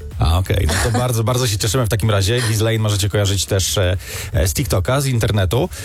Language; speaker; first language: Polish; native; Polish